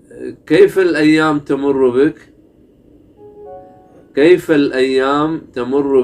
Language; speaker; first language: Arabic; non-native, fluent; Urdu